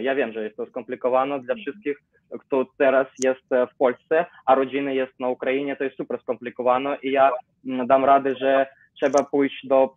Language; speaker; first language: Polish; non-native, learner; Ukrainian